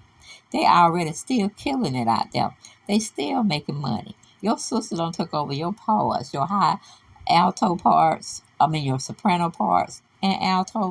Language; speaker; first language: English; native; English